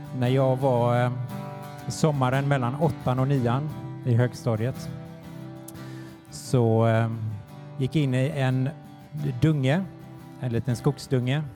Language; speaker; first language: Swedish; native; Swedish